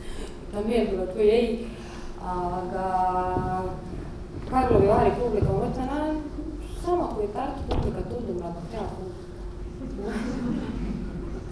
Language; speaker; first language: Estonian; non-native, learner; Croatian